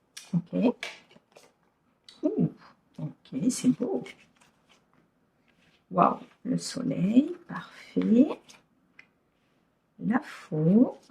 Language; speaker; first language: French; native; French